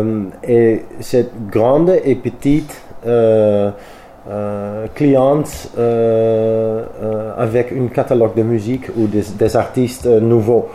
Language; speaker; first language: French; non-native, learner; Dutch